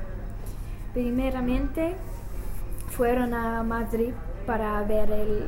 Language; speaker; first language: Spanish; non-native, learner; English